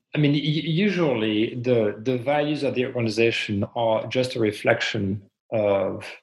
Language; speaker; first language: English; non-native, fluent; French